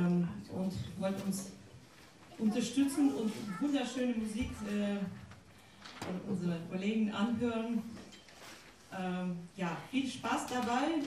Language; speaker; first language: German; non-native, fluent; Russian